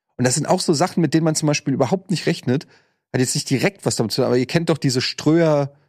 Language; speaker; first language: German; native; German